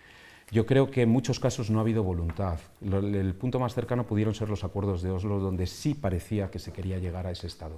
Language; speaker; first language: Spanish; native; Spanish